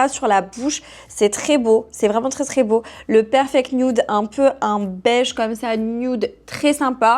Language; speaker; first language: French; native; French